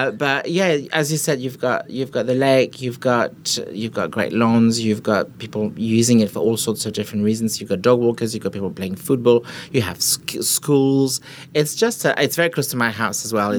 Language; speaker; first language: English; non-native, fluent; French